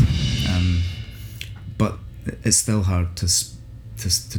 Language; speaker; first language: English; native; English